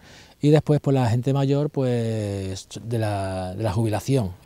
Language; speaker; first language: Spanish; native; Spanish